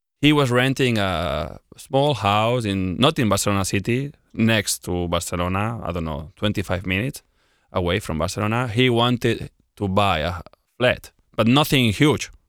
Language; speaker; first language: English; non-native, fluent; Spanish